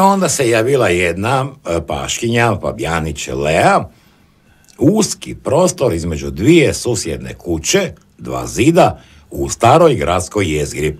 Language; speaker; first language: Croatian; native; Croatian